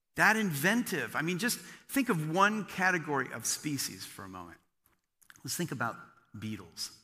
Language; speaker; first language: English; native; English